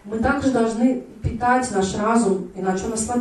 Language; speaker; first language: Russian; native; Russian